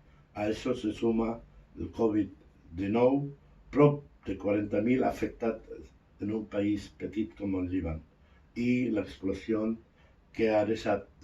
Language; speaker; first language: Catalan; non-native, fluent; Arabic